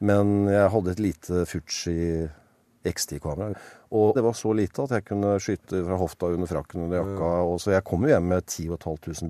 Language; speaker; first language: Norwegian; native; Norwegian